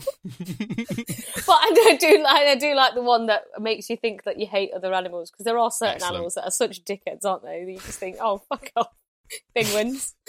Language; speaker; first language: English; native; English